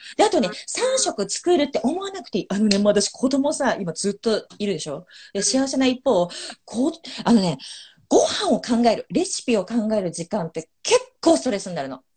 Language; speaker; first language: Japanese; native; Japanese